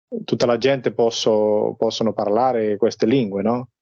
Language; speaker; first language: Italian; non-native, fluent; Spanish